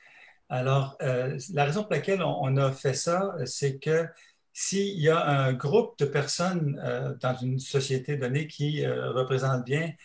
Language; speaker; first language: French; native; French